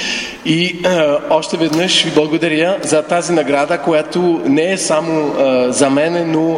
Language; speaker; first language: Bulgarian; non-native, fluent; French